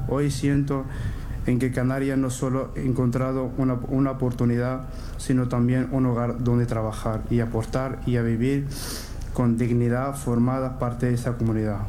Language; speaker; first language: Spanish; non-native, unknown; Arabic